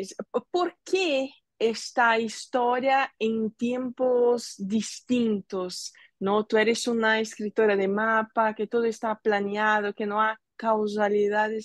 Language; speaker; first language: Spanish; non-native, fluent; Portuguese